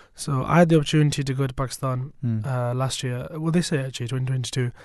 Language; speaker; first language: English; native; English